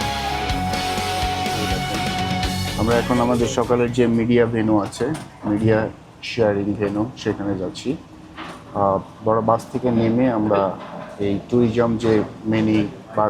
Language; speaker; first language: Bangla; native; Bangla